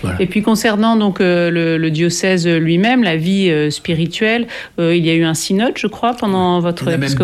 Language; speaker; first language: French; native; French